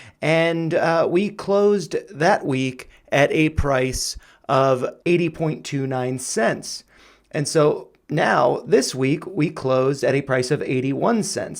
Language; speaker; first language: English; native; English